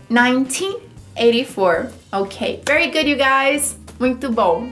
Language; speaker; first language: English; non-native, fluent; Portuguese